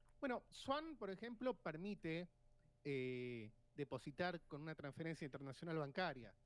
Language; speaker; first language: Spanish; native; Spanish